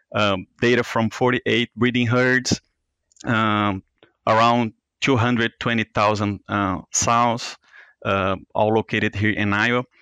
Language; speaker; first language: English; non-native, fluent; Portuguese